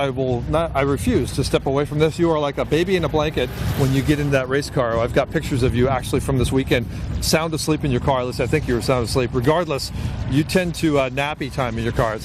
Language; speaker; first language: English; native; English